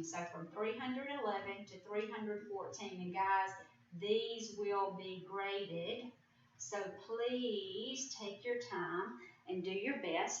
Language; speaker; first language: English; native; English